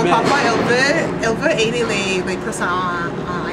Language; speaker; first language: French; non-native, fluent; English